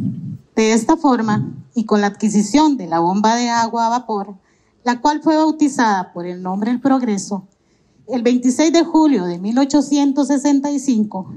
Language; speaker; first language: Spanish; native; Spanish